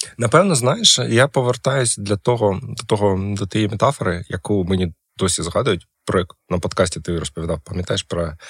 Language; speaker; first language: Ukrainian; non-native, local second language; Russian